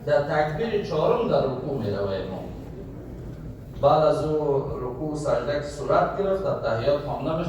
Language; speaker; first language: Persian; native; Persian